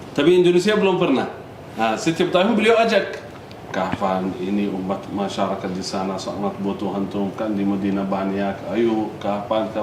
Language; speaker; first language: Indonesian; non-native, fluent; Arabic